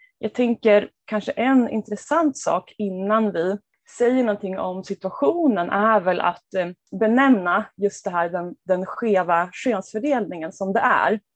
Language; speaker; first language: Swedish; native; Swedish